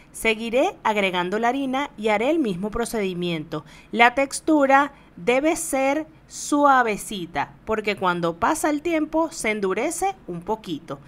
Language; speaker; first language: Spanish; native; Spanish